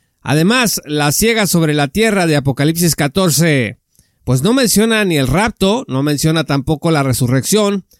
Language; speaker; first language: Spanish; native; Spanish